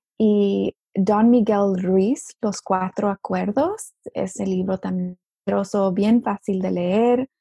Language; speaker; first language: Spanish; early bilingual, heritage; Spanish